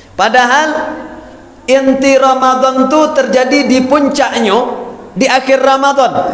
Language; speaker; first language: Malay; non-native, local second language; Minangkabau